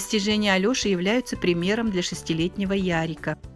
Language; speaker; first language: Russian; native; Russian